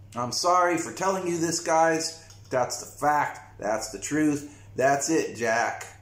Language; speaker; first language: English; native; English